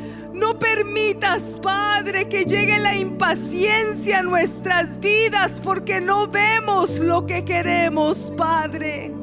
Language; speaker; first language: Spanish; native; Spanish